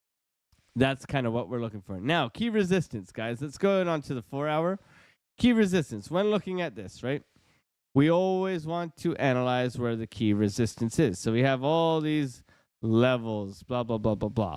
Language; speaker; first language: English; native; English